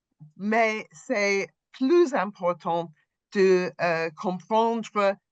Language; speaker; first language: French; non-native, learner; English